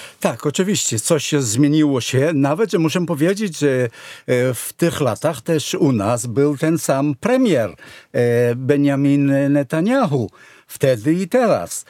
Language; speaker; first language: Polish; non-native, fluent; Hebrew